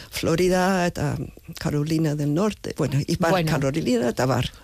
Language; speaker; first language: Basque; early bilingual, other home language; English